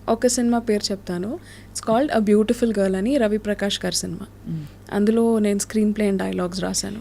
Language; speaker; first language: Telugu; native; Telugu